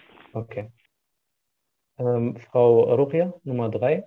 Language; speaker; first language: German; non-native, fluent; Arabic